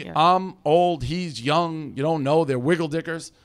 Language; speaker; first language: English; native; English